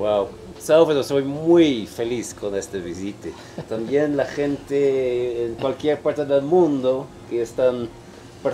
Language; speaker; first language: Spanish; non-native, fluent; Dutch